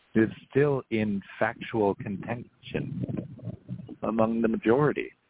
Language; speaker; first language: English; native; English